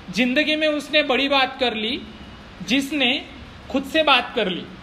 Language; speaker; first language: Hindi; non-native, local second language; Marathi